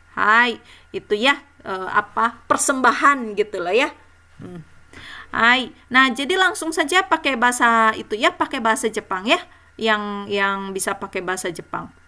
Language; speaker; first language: Indonesian; native; Indonesian